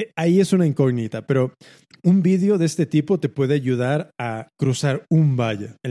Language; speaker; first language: Spanish; early bilingual, heritage; Spanish